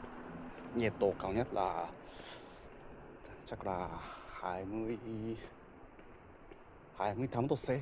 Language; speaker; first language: Vietnamese; non-native, learner; Japanese